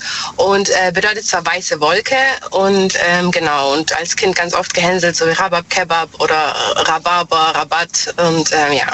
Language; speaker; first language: German; early bilingual, other home language; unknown